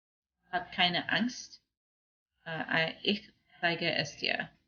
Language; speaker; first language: German; non-native, learner; English